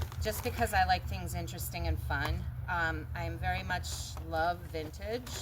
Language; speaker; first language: English; native; English